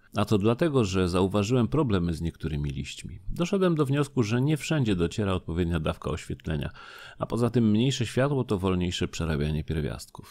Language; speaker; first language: Polish; native; Polish